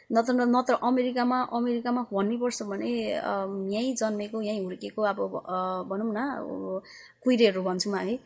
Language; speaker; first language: Nepali; early bilingual, heritage; Nepali